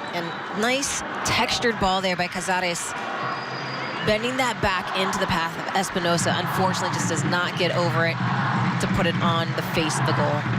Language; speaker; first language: English; native; English